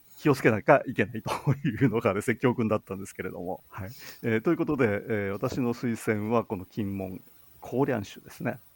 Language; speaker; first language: Japanese; native; Japanese